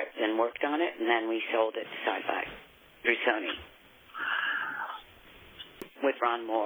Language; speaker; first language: English; native; English